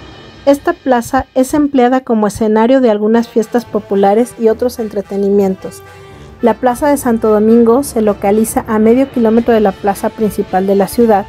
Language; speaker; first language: Spanish; native; Spanish